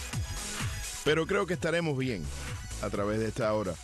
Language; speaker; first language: Spanish; early bilingual, heritage; Spanish